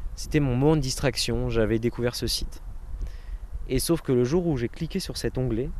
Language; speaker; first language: French; native; French